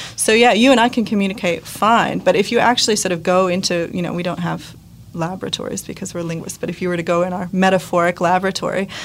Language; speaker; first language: English; native; English